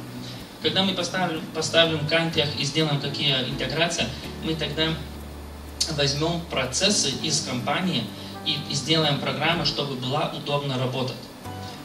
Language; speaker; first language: Russian; non-native, fluent; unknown